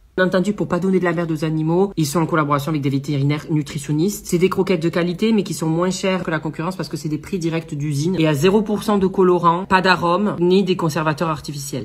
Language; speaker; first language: French; early bilingual, other home language; Portuguese